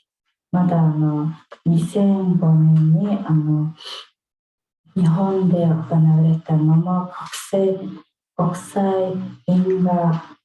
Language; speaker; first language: Japanese; non-native, fluent; Mongolian